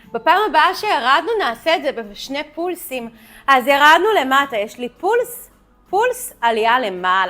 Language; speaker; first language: Hebrew; native; Hebrew